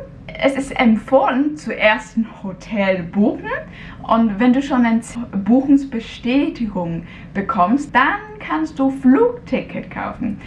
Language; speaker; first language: German; non-native, fluent; Cantonese